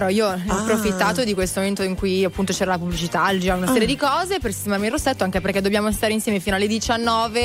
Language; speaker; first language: Italian; native; Italian